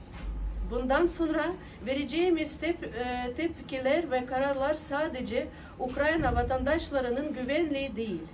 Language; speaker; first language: Turkish; non-native, learner; Ukrainian